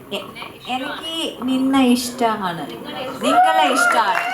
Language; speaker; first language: Malayalam; non-native, learner; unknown